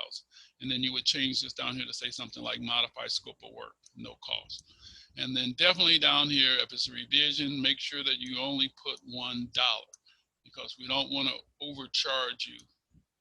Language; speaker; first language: English; native; English